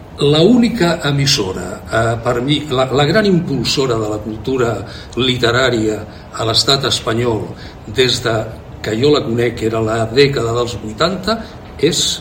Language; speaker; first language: Catalan; native; Catalan